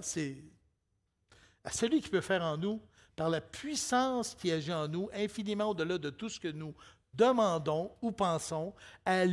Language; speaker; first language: French; native; French